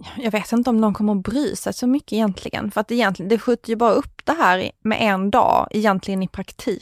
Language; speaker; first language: Swedish; native; Swedish